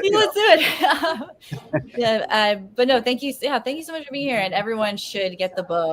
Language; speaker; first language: English; native; English